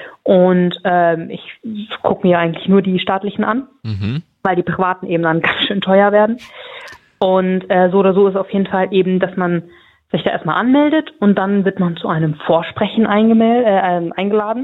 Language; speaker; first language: German; native; German